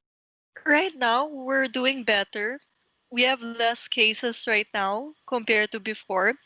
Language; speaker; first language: English; non-native, local second language; Filipino